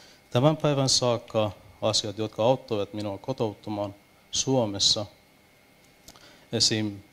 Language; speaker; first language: Finnish; non-native, fluent; Persian